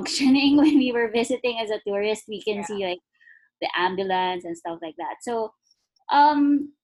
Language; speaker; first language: English; non-native, local second language; Filipino